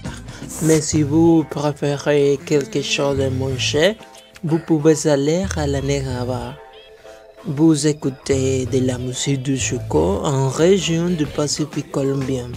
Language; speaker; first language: French; non-native, learner; Spanish